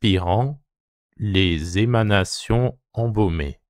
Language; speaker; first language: French; non-native, fluent; Japanese